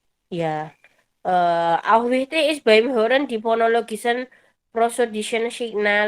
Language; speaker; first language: German; non-native, fluent; Indonesian